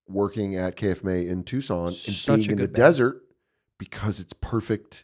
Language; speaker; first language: English; native; English